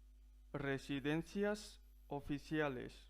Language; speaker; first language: Spanish; non-native, fluent; Punjabi